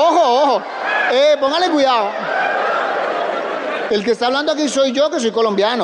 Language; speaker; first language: Spanish; native; Spanish